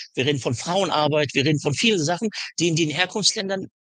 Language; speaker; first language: German; early bilingual, other home language; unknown